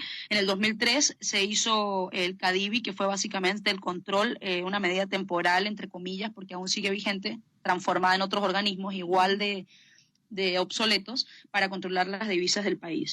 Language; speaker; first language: Spanish; native; Spanish